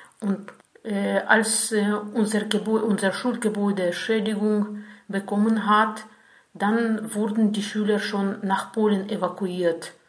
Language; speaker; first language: German; non-native, fluent; Russian